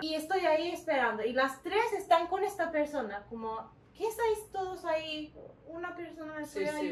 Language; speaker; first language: Spanish; non-native, learner; Turkish